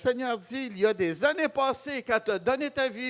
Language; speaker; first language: French; native; French